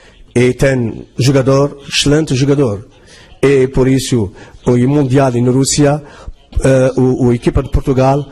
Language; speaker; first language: Portuguese; non-native, fluent; Arabic